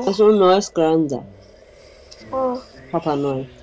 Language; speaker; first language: Spanish; non-native, learner; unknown